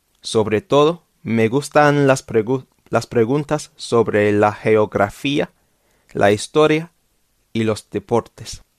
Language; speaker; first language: Spanish; non-native, fluent; English